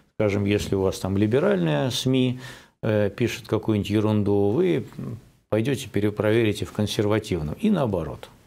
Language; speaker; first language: Russian; native; Russian